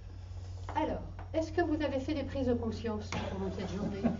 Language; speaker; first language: French; native; French